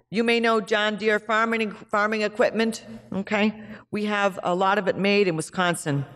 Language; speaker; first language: English; native; English